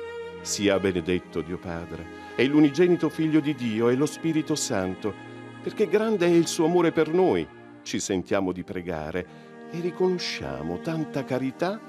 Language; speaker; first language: Italian; native; Italian